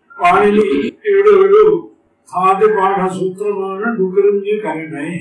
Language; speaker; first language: Malayalam; native; Malayalam